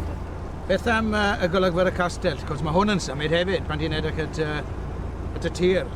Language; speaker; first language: Welsh; native; Welsh